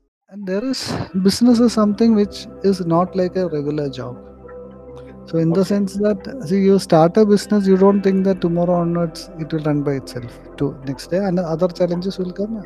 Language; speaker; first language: English; non-native, local second language; Malayalam